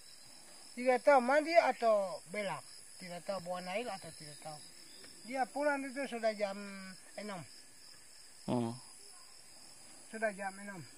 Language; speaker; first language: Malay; non-native, local second language; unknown